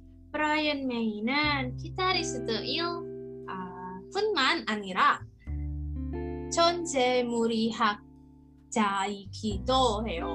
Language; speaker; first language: Korean; non-native, learner; Indonesian